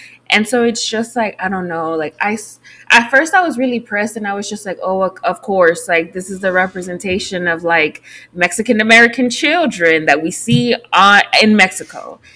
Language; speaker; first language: English; early bilingual, other home language; Spanish